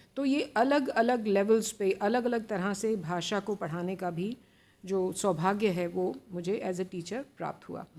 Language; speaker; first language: Hindi; native; Hindi